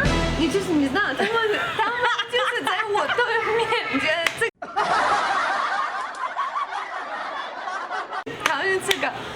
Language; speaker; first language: Chinese; non-native, learner; Russian